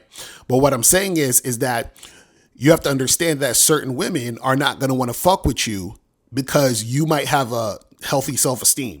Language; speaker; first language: English; native; English